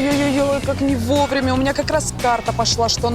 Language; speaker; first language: Russian; native; Russian